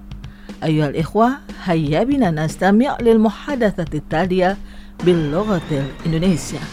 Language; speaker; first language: Arabic; non-native, fluent; Indonesian